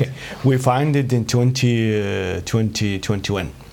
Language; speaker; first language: English; non-native, learner; Arabic